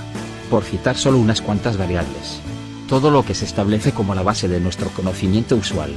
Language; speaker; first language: Spanish; native; Spanish